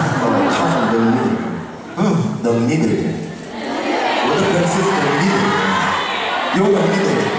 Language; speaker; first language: Chinese; non-native, learner; Korean